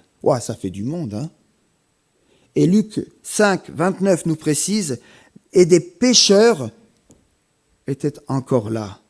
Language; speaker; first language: French; native; French